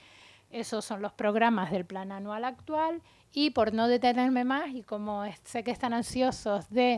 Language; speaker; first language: Spanish; native; Spanish